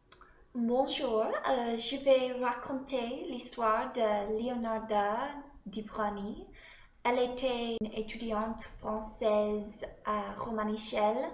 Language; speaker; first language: French; non-native, learner; English